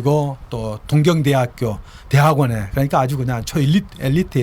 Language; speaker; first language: Korean; native; Korean